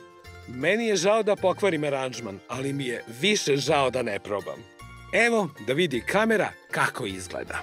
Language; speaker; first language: Serbian; native; Serbian